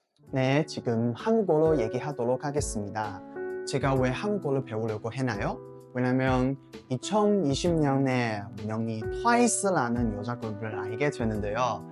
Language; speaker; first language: Korean; non-native, fluent; Chinese